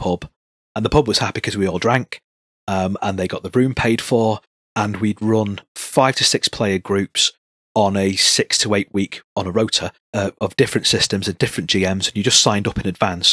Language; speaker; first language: English; native; English